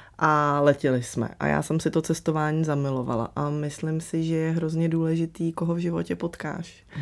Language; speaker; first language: Czech; early bilingual, other home language; Slovak